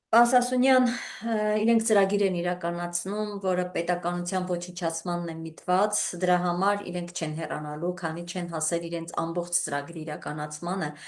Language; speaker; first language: Armenian; native; Armenian